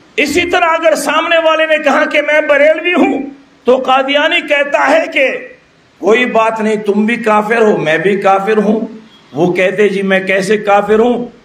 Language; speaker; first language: Urdu; non-native, local second language; Pashto